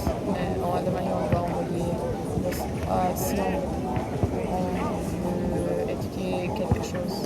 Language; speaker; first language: French; non-native, learner; German